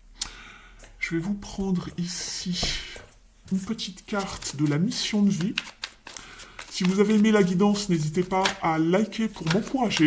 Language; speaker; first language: French; native; French